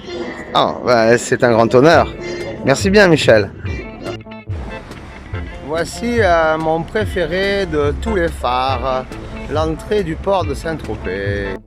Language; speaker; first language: French; native; French